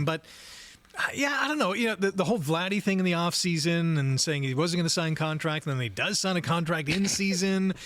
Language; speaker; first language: English; native; English